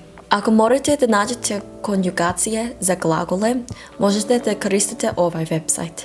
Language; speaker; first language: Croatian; non-native, fluent; English